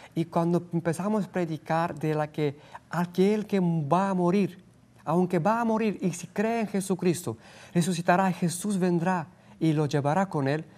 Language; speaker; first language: Spanish; non-native, fluent; Romanian